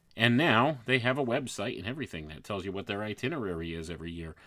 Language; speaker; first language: English; native; English